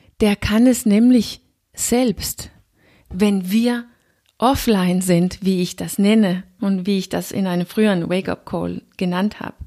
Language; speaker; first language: German; non-native, fluent; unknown